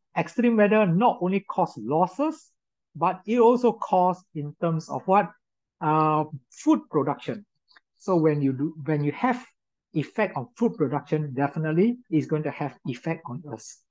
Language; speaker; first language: English; non-native, local second language; Min Nan Chinese